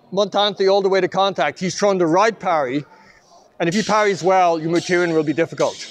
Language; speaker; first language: English; native; English